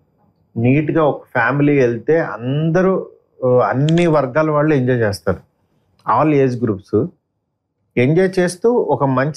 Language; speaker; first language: Telugu; native; Telugu